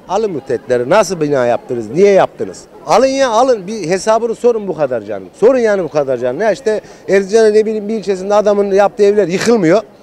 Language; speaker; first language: Turkish; native; Turkish